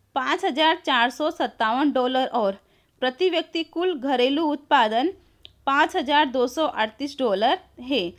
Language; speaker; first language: Hindi; non-native, local second language; Gujarati